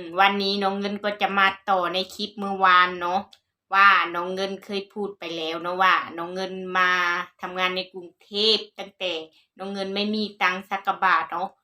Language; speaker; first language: Thai; non-native, local second language; Northeastern Thai